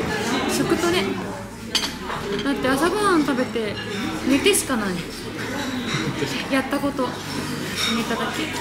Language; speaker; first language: Japanese; native; Japanese